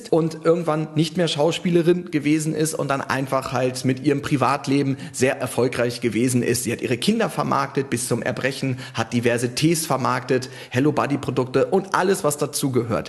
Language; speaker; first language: German; native; German